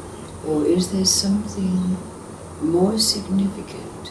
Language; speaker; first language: English; native; English